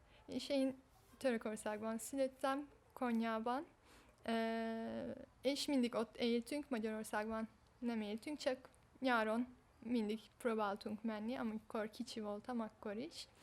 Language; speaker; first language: Hungarian; early bilingual, heritage; Turkish